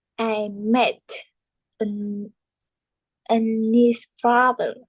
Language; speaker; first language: English; non-native, learner; Vietnamese